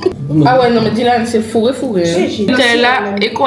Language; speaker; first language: French; native; French